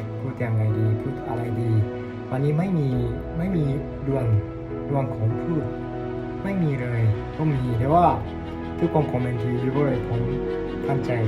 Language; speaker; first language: Thai; non-native, learner; Japanese